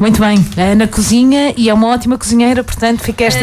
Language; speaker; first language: Portuguese; native; Portuguese